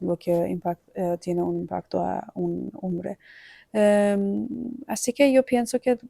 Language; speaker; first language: Spanish; non-native, fluent; Persian